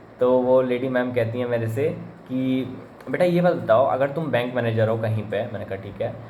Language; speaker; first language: Hindi; native; Hindi